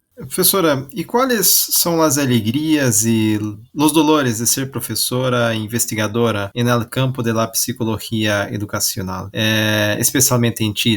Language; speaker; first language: Portuguese; non-native, learner; Spanish